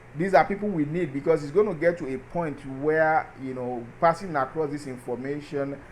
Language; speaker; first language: English; non-native, local second language; Yoruba